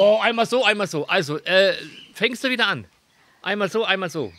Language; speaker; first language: German; native; German